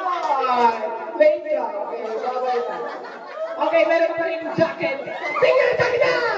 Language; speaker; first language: Filipino; native; Filipino